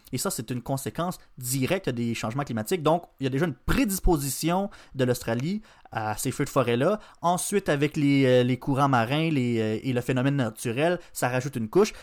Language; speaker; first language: French; native; French